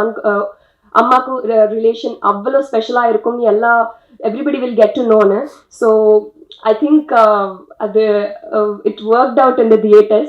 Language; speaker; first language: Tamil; non-native, learner; Telugu